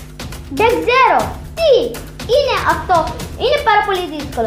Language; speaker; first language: Greek; non-native, learner; Arabic